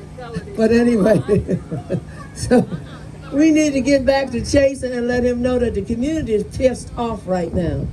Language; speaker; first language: English; native; English